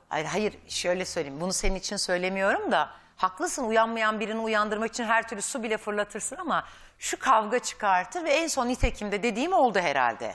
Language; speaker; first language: Turkish; native; Turkish